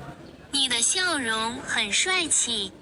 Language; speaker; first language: Chinese; non-native, learner; Korean